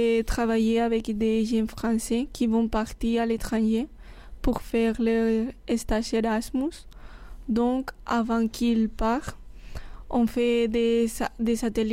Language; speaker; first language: French; non-native, fluent; Spanish